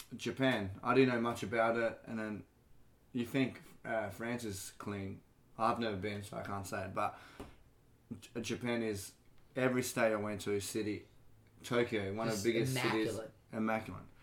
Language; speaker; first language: English; native; English